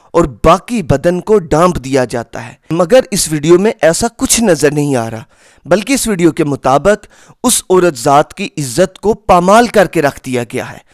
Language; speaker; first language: Urdu; non-native, local second language; Punjabi